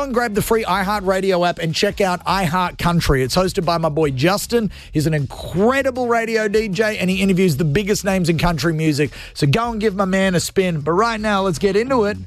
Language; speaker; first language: English; native; English